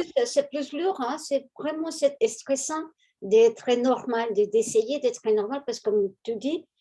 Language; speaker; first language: French; non-native, fluent; Spanish